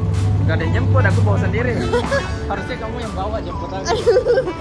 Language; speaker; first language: Indonesian; native; Indonesian